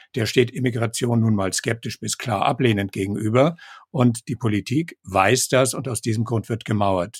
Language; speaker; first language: German; native; German